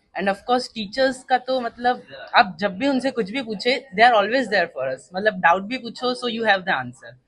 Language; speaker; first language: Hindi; non-native, local second language; Gujarati